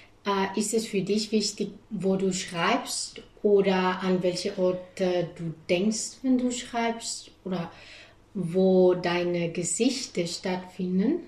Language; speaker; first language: German; non-native, fluent; Spanish